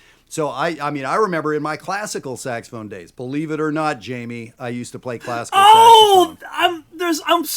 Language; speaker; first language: English; native; English